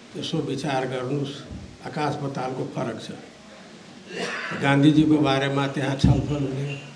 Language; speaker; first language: Nepali; non-native, local second language; Maithili